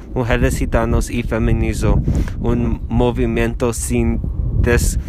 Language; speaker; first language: Spanish; non-native, learner; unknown